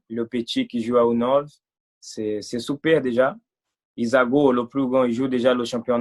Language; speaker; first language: French; non-native, fluent; Portuguese